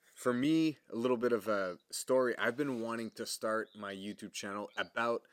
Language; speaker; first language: English; non-native, fluent; French